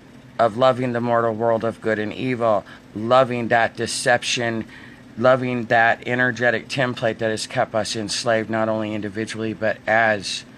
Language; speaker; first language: English; native; English